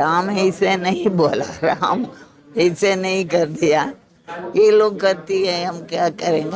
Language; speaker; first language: Hindi; non-native, local second language; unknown